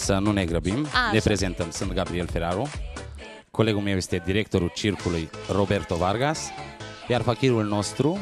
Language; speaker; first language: Romanian; native; Romanian